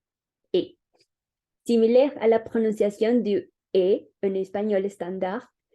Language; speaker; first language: French; non-native, learner; Spanish